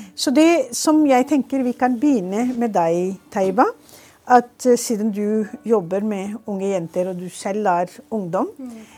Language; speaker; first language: Norwegian; non-native, fluent; Urdu